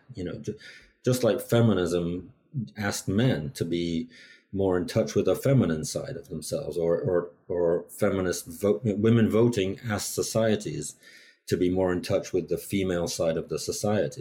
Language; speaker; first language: English; native; English